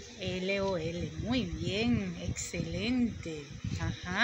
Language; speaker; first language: Spanish; native; Spanish